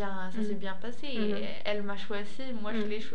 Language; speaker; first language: French; non-native, fluent; Swedish